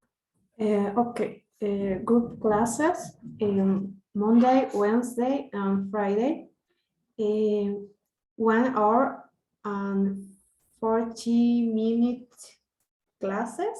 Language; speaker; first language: English; non-native, learner; Spanish